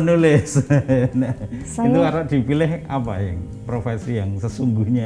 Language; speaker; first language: Indonesian; native; Indonesian